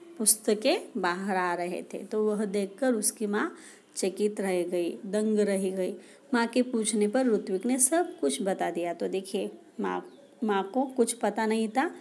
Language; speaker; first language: Hindi; non-native, local second language; Marathi